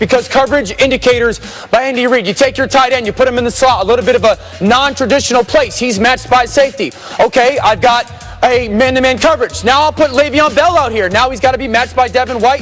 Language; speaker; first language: English; native; English